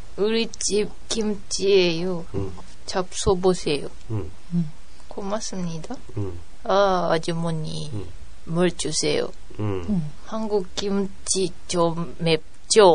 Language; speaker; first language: Korean; non-native, learner; Japanese